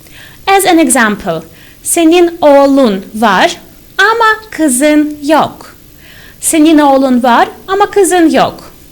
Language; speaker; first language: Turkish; non-native, fluent; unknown